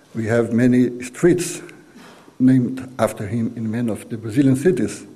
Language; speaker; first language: English; non-native, fluent; Portuguese